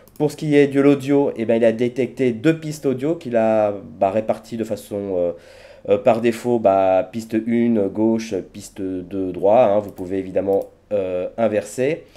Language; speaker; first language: French; native; French